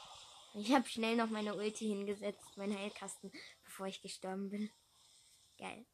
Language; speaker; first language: German; native; German